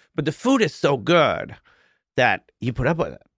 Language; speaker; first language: English; non-native, local second language; Urdu